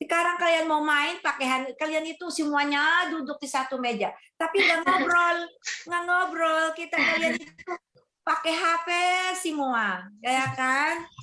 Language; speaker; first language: Indonesian; non-native, fluent; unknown